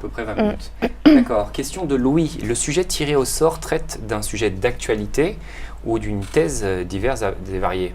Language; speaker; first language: French; native; French